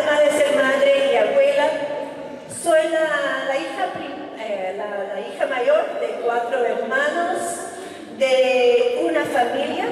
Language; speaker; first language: Spanish; non-native, fluent; Finnish